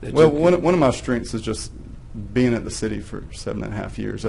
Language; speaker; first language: English; native; English